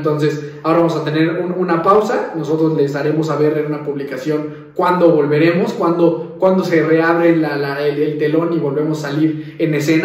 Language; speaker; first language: Spanish; native; Spanish